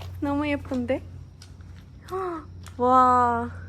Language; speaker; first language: Korean; non-native, learner; Turkish